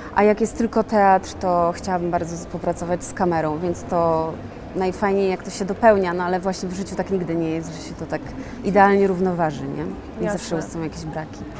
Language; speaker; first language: Polish; native; Polish